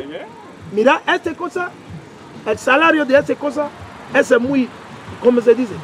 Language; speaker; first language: Spanish; non-native, learner; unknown